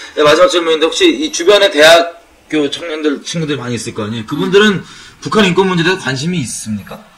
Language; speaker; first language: Korean; native; Korean